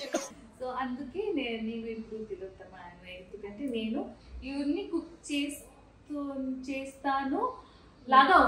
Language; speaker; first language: Telugu; non-native, learner; Kannada